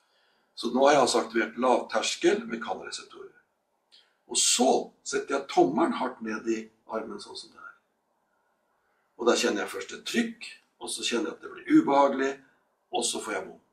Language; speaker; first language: Norwegian; native; Norwegian